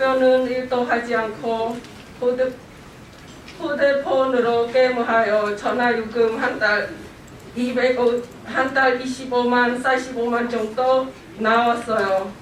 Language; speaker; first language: Korean; non-native, learner; Khmer